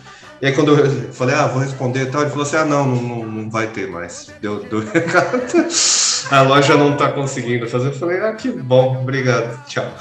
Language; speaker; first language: Portuguese; native; Portuguese